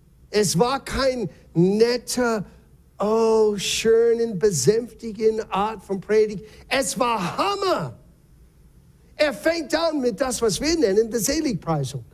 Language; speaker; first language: German; non-native, fluent; English